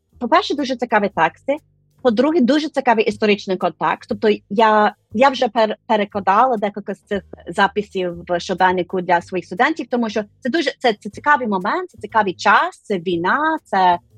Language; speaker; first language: Ukrainian; non-native, fluent; English